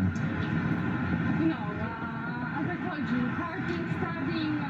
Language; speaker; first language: English; non-native, learner; Polish